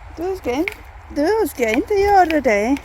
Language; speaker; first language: Swedish; non-native, learner; Thai